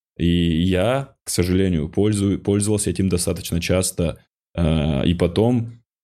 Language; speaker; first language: Russian; non-native, local second language; Ossetic